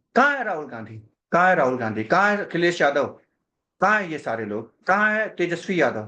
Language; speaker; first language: Hindi; native; Hindi